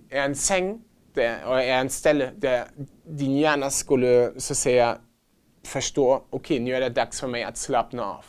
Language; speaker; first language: Swedish; non-native, fluent; German